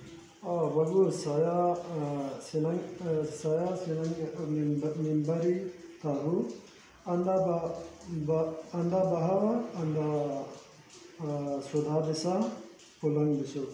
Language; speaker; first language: Indonesian; non-native, learner; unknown